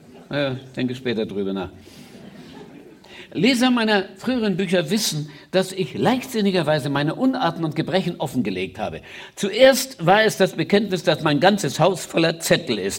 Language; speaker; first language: German; native; German